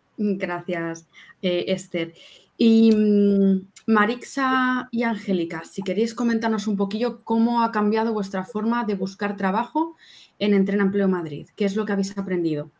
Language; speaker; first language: Spanish; native; Spanish